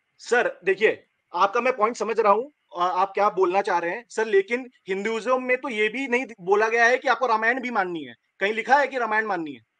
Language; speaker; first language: Hindi; native; Hindi